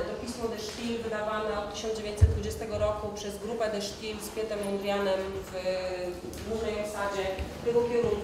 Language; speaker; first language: Polish; native; Polish